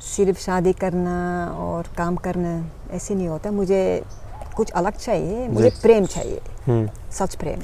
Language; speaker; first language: Hindi; non-native, learner; Dutch